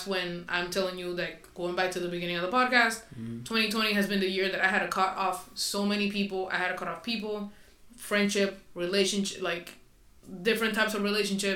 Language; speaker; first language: English; non-native, fluent; Spanish